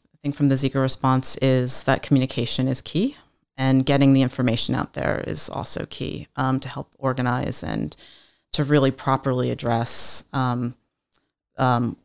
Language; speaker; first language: English; native; English